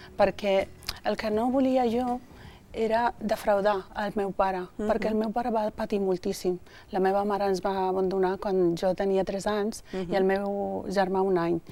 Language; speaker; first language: Catalan; early bilingual, other home language; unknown